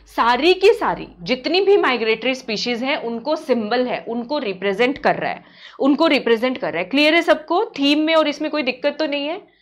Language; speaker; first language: Hindi; native; Hindi